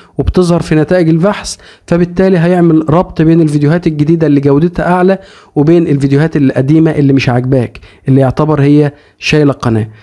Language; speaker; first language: Arabic; native; Arabic